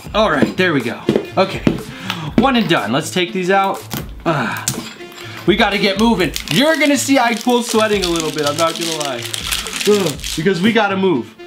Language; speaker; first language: English; native; English